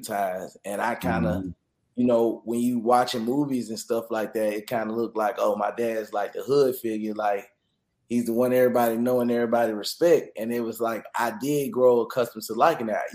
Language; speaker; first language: English; native; English